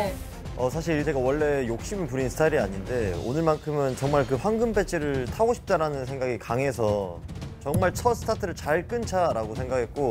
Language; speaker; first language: Korean; native; Korean